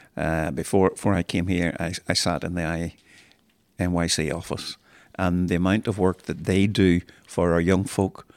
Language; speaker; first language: English; native; English